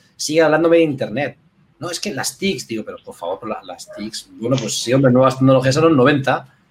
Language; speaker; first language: Spanish; native; Spanish